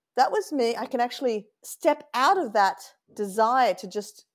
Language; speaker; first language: English; native; English